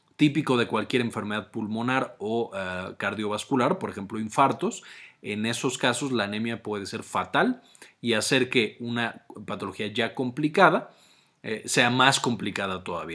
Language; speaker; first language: Spanish; native; Spanish